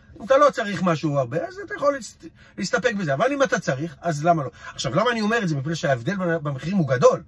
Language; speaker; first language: Hebrew; native; Hebrew